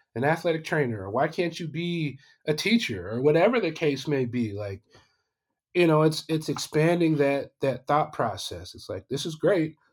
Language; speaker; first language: English; native; English